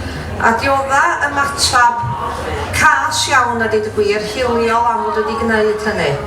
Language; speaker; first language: Welsh; native; Welsh